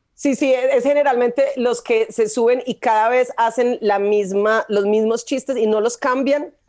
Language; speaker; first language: Spanish; native; Spanish